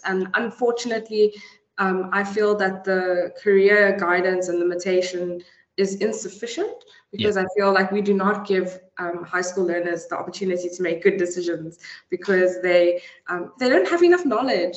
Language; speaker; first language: English; native; English